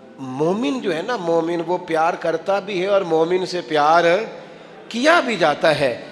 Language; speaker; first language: Urdu; non-native, local second language; Punjabi